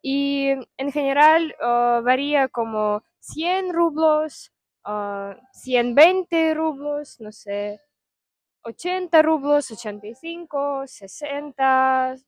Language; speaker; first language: Spanish; non-native, fluent; Russian